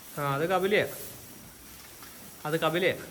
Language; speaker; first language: Malayalam; native; Malayalam